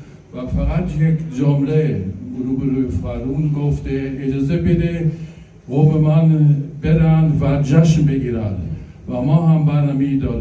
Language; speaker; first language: Persian; non-native, fluent; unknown